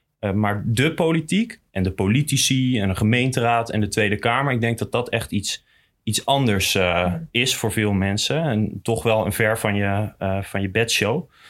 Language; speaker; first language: Dutch; native; Dutch